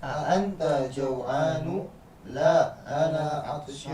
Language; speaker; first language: Arabic; non-native, learner; Indonesian